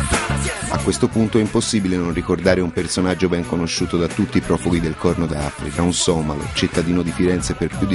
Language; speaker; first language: Italian; native; Italian